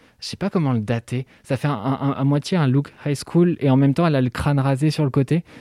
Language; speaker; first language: French; native; French